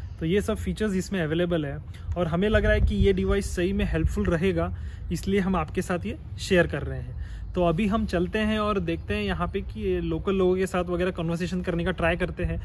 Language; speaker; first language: Hindi; native; Hindi